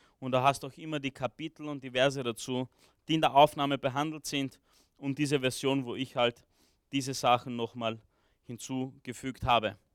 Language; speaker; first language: German; early bilingual, other home language; Romanian